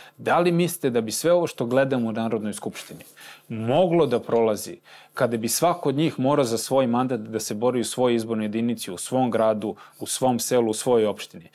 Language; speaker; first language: Serbian; native; Serbian